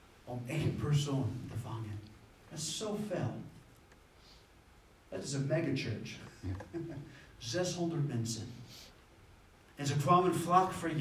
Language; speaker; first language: Dutch; non-native, fluent; English